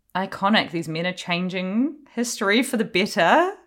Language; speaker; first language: English; native; English